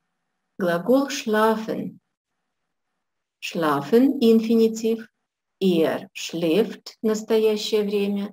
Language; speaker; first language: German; non-native, fluent; Russian